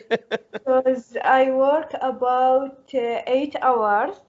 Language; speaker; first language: English; non-native, learner; Arabic